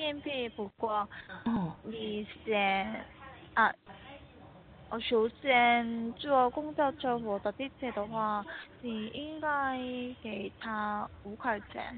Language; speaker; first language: Chinese; non-native, learner; Korean